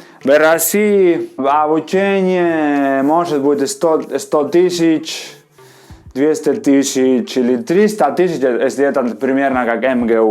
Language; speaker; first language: Russian; non-native, fluent; Spanish